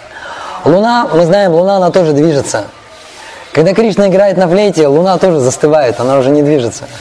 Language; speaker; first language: Russian; native; Russian